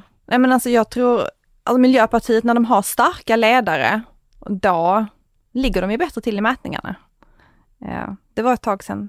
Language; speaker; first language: Swedish; native; Swedish